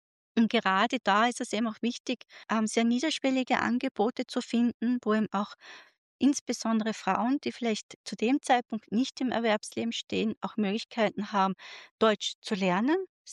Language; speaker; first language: German; native; German